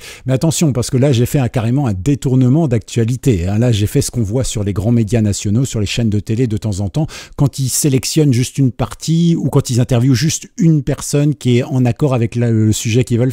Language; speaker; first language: French; native; French